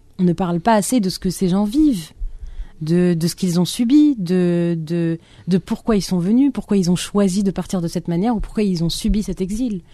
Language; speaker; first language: French; non-native, local second language; Arabic